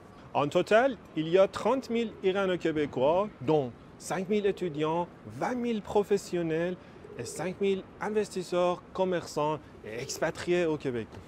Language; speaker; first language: French; non-native, fluent; Persian